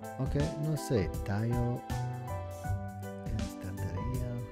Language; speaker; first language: Spanish; non-native, learner; English